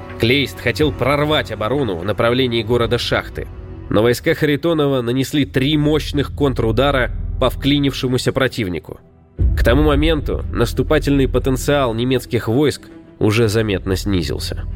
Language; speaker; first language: Russian; native; Russian